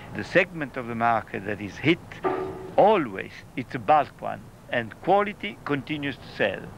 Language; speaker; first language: English; non-native, fluent; Italian